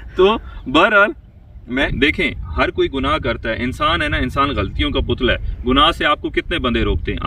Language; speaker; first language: Hindi; non-native, local second language; Punjabi